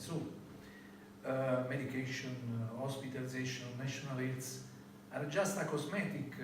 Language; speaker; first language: English; non-native, learner; Italian